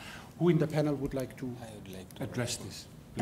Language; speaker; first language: English; non-native, fluent; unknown